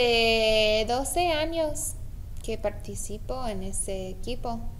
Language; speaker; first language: Spanish; non-native, learner; English